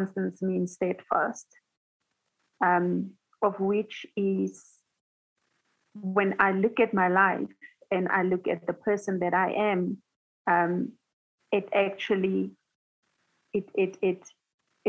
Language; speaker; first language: English; non-native, local second language; Tswana